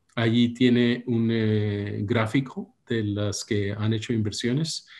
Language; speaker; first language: Spanish; early bilingual, heritage; Spanish